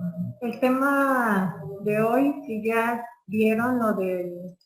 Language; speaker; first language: Spanish; native; Spanish